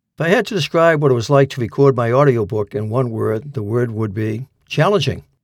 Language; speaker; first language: English; native; English